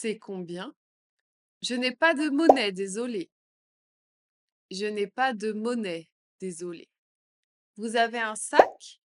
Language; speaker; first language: French; native; French